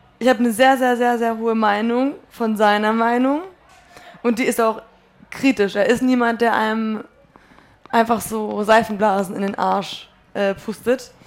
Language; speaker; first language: German; early bilingual, other home language; Polish